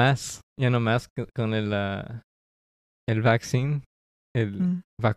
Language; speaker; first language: Spanish; early bilingual, heritage; English